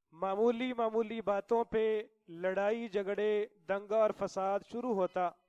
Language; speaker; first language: Urdu; non-native, local second language; Punjabi